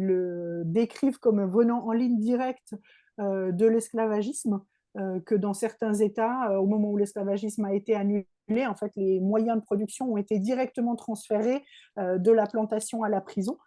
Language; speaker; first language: French; native; French